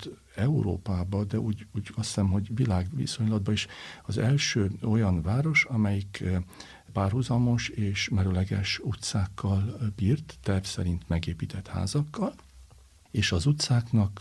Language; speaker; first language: Hungarian; native; Hungarian